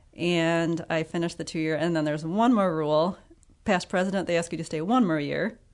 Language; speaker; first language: English; native; English